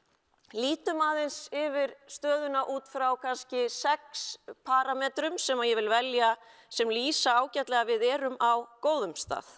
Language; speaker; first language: Icelandic; native; Icelandic